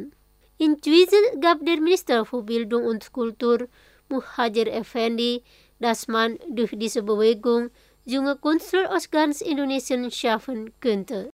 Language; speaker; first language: German; non-native, fluent; Indonesian